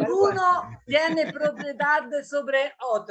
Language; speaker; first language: Spanish; non-native, learner; Italian